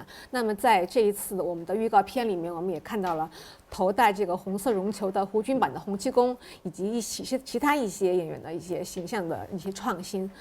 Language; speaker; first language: Chinese; native; Chinese